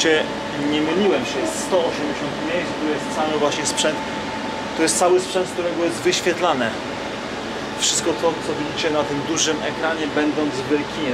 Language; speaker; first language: Polish; native; Polish